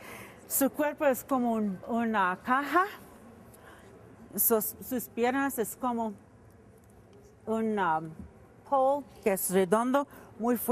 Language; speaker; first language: Spanish; non-native, learner; English